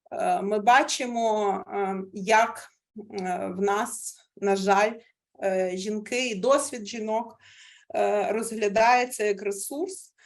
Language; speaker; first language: Ukrainian; native; Ukrainian